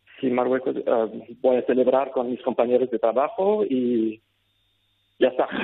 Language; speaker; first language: Spanish; non-native, learner; Arabic